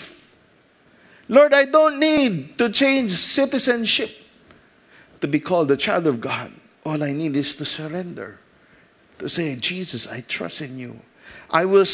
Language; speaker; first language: English; non-native, local second language; Filipino